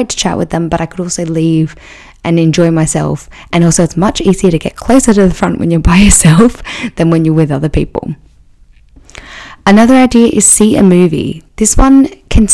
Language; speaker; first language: English; native; English